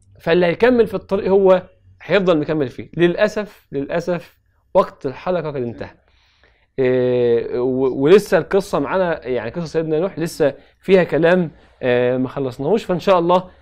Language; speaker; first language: Arabic; native; Arabic